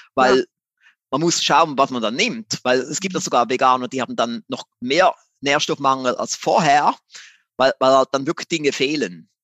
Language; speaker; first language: German; native; German